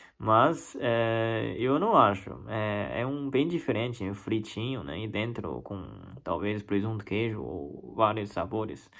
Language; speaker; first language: Portuguese; non-native, fluent; Chinese